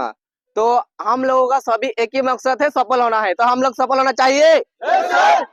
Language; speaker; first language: Hindi; non-native, local second language; Bangla